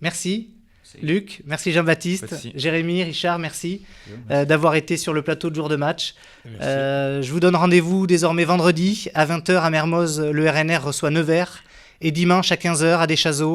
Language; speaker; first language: French; native; French